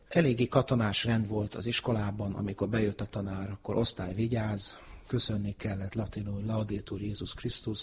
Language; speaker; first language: Hungarian; early bilingual, heritage; Hungarian